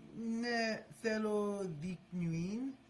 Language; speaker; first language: Greek; non-native, learner; English